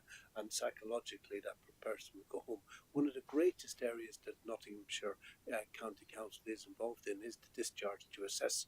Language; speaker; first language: English; native; English